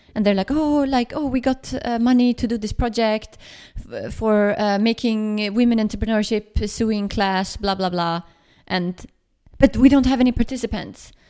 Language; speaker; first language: English; non-native, fluent; Swedish